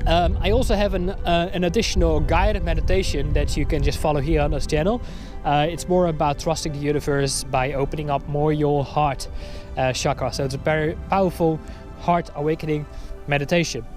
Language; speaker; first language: English; non-native, fluent; Dutch